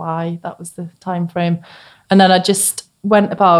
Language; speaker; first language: English; native; English